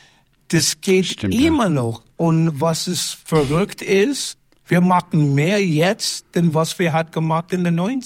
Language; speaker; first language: German; non-native, fluent; English